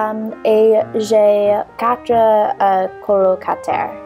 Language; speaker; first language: French; non-native, learner; English